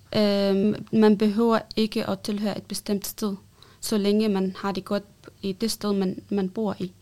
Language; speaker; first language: Danish; early bilingual, other home language; Arabic